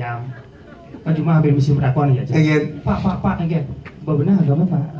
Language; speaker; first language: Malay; non-native, local second language; Balinese